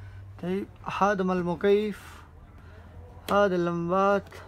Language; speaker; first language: Arabic; non-native, learner; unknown